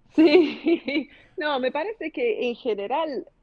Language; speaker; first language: Spanish; non-native, fluent; English